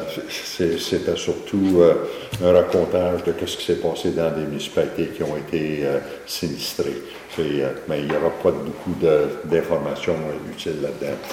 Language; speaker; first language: French; native; French